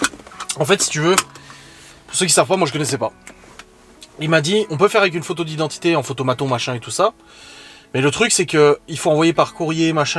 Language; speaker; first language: French; native; French